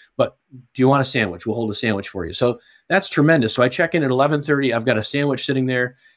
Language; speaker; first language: English; native; English